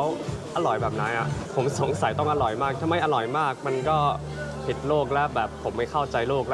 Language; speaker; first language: Thai; non-native, fluent; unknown